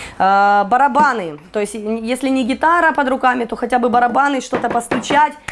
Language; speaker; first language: Russian; native; Russian